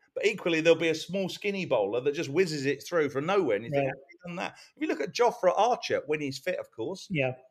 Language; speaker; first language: English; native; English